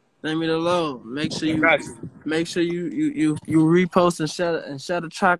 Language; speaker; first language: English; native; English